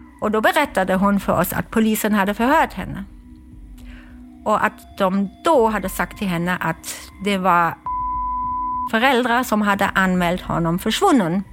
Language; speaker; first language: Swedish; non-native, fluent; German